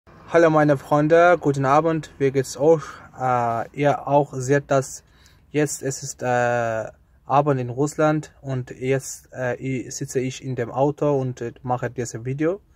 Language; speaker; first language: German; non-native, learner; Azerbaijani